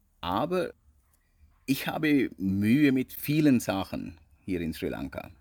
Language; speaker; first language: German; non-native, fluent; Sinhala